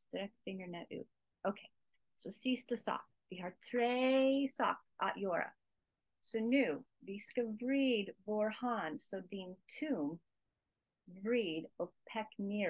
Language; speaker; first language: Swedish; non-native, learner; English